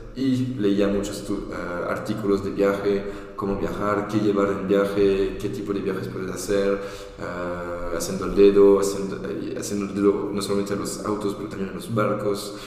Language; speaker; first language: Spanish; non-native, fluent; French